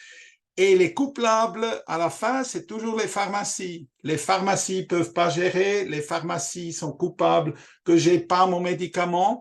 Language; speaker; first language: French; non-native, local second language; German